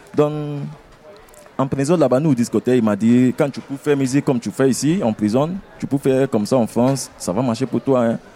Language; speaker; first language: French; non-native, fluent; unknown